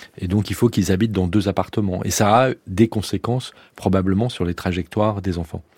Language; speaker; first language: French; native; French